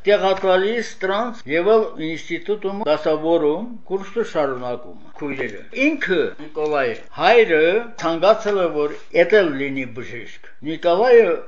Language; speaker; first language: Armenian; native; Armenian